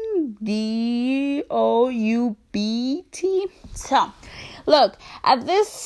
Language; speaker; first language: English; non-native, learner; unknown